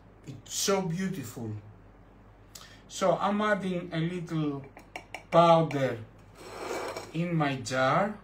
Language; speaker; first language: English; non-native, fluent; Greek